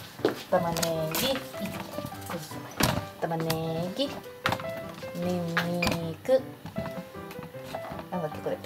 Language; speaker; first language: Japanese; non-native, learner; Spanish